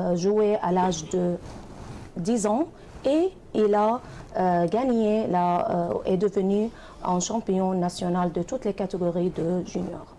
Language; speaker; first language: French; non-native, fluent; Arabic